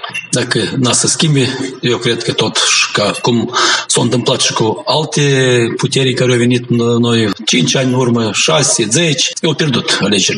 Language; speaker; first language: Romanian; non-native, local second language; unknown